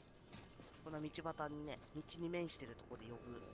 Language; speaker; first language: Japanese; native; Japanese